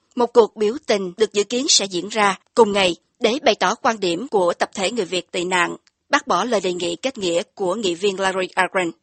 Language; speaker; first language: Vietnamese; native; Vietnamese